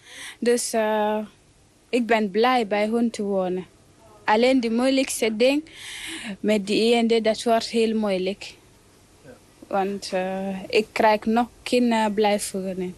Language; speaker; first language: Dutch; non-native, learner; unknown